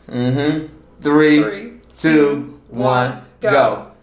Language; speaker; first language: English; native; English